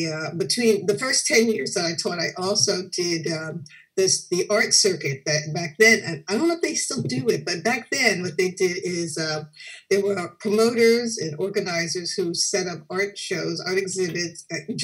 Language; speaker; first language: English; native; English